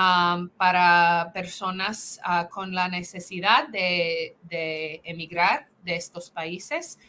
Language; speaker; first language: Spanish; non-native, fluent; English